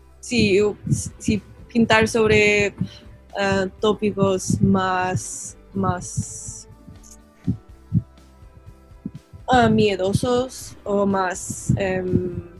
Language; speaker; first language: Spanish; non-native, learner; English